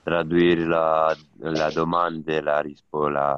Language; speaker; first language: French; non-native, learner; Romanian